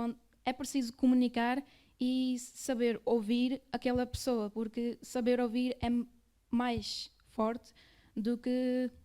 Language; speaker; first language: Portuguese; early bilingual, other home language; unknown